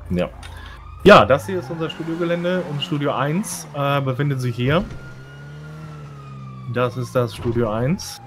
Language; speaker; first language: German; native; German